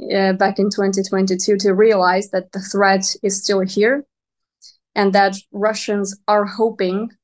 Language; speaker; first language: English; non-native, fluent; Ukrainian